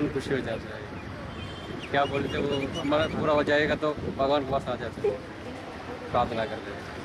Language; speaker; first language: Hindi; non-native, local second language; Malayalam